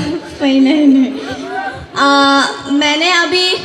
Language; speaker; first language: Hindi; non-native, local second language; Bodo